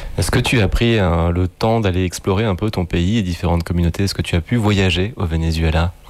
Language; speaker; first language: French; native; French